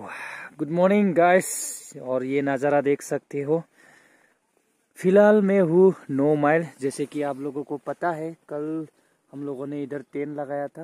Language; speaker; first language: Hindi; non-native, local second language; Assamese